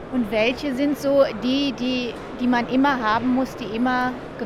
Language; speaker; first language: German; native; German